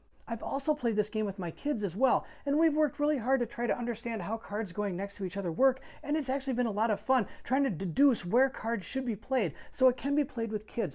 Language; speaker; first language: English; native; English